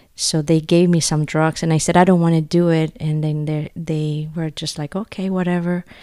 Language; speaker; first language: English; non-native, fluent; Spanish